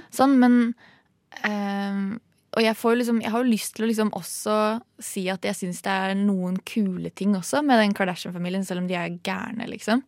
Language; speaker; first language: Norwegian; native; Norwegian